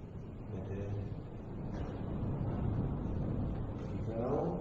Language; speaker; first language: Welsh; non-native, fluent; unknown